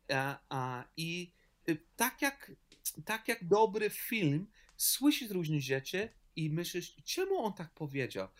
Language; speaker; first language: Polish; non-native, learner; English